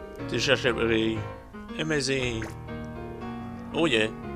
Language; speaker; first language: French; native; French